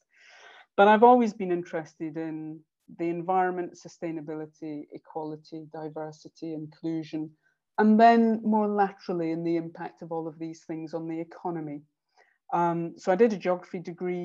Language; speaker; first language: English; native; English